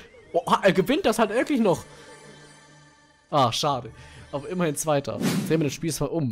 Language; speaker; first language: German; native; German